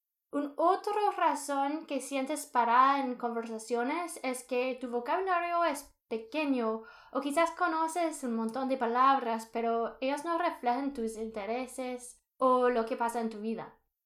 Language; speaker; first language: Spanish; non-native, fluent; English